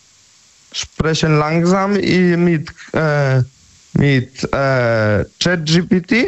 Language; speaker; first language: German; non-native, learner; Polish